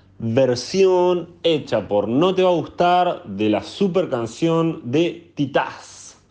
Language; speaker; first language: Spanish; native; Spanish